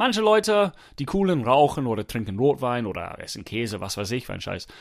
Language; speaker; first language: German; non-native, fluent; English